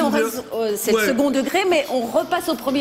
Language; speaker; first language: French; native; French